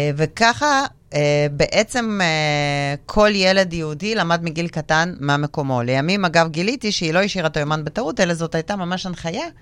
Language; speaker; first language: Hebrew; early bilingual, other home language; Russian